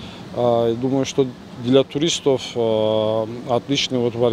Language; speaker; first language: Russian; non-native, fluent; Turkish